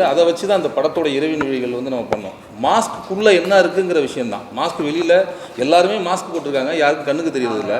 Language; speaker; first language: Tamil; native; Tamil